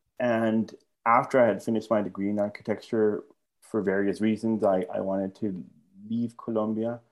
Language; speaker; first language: English; non-native, fluent; Spanish